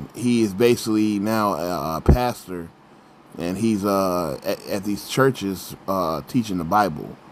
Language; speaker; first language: English; native; English